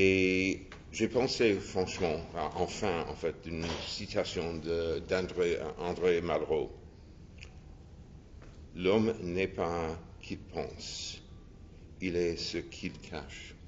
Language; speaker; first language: French; non-native, fluent; English